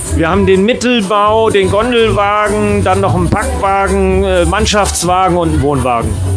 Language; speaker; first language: German; native; German